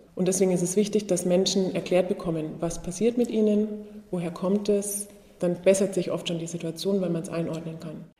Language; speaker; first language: German; native; German